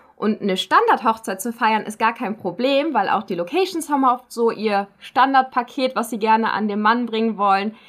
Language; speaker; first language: German; native; German